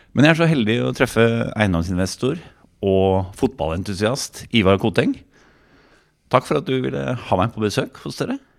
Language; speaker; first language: Norwegian; native; Norwegian